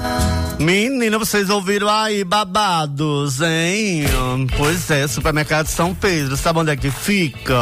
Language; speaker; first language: Portuguese; native; Portuguese